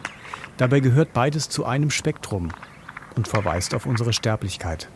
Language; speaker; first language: German; native; German